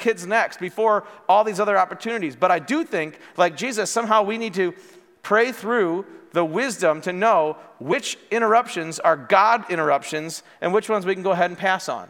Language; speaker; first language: English; native; English